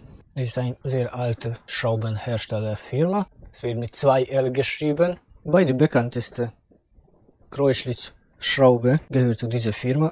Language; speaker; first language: German; non-native, fluent; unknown